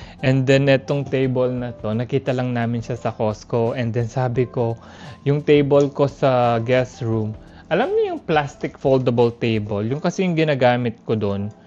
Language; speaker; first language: Filipino; native; Filipino